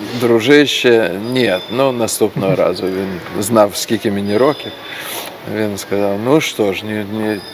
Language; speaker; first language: Ukrainian; non-native, local second language; Russian